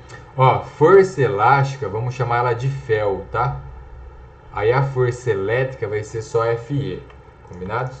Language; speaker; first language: Portuguese; native; Portuguese